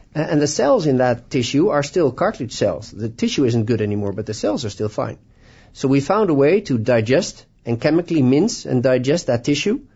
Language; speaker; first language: English; non-native, fluent; Dutch